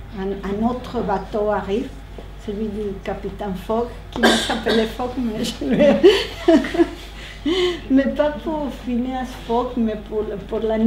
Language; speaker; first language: French; non-native, learner; Spanish